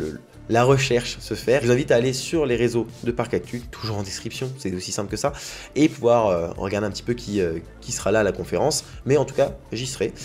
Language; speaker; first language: French; native; French